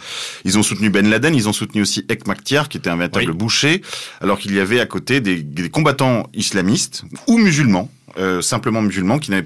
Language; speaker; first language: French; native; French